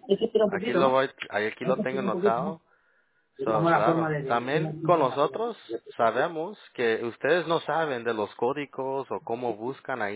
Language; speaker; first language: Spanish; early bilingual, heritage; Spanish